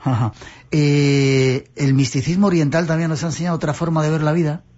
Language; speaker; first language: Spanish; native; Spanish